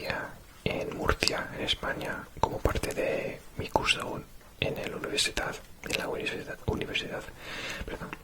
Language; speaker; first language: Spanish; non-native, fluent; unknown